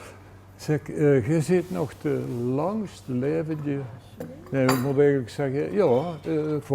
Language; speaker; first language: Dutch; native; Dutch